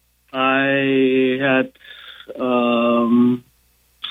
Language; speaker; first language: English; non-native, fluent; Turkish